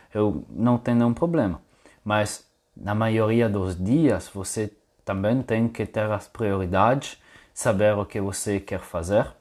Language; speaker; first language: Portuguese; non-native, fluent; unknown